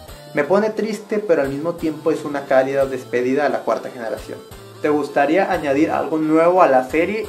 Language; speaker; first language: Spanish; native; Spanish